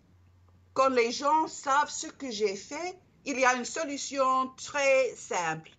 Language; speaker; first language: French; non-native, learner; English